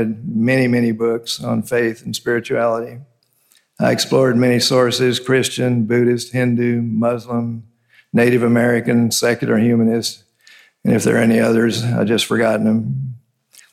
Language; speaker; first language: English; native; English